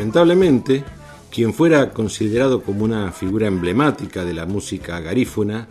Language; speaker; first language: Spanish; native; Spanish